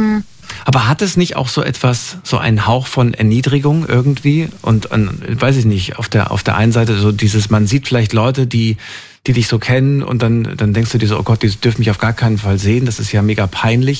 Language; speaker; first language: German; native; German